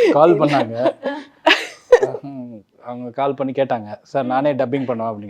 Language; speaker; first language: Tamil; native; Tamil